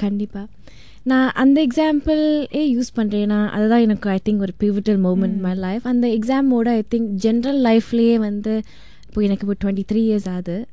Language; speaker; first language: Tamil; early bilingual, heritage; Tamil